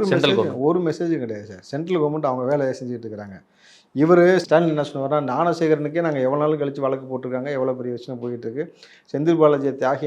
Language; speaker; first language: Tamil; native; Tamil